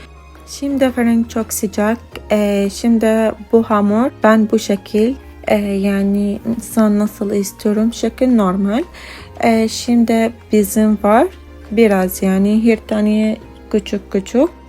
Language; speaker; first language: Turkish; non-native, learner; Arabic